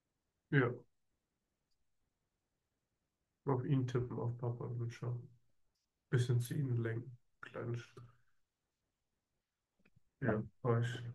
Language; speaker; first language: German; native; German